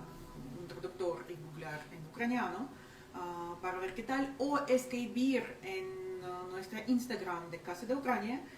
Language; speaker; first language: Spanish; non-native, fluent; Ukrainian